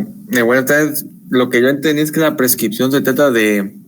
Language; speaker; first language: Spanish; native; Spanish